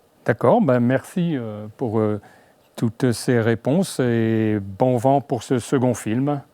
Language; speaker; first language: French; native; French